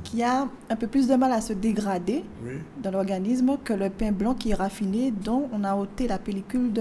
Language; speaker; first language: French; native; French